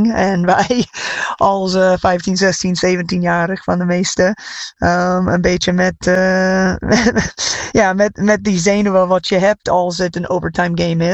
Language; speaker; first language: Dutch; non-native, fluent; English